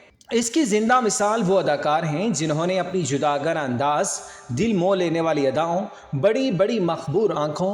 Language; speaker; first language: Urdu; native; Urdu